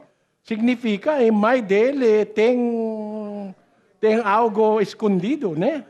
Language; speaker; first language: Portuguese; non-native, learner; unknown